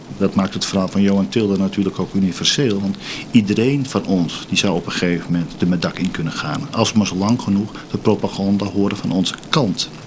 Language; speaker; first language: Dutch; native; Dutch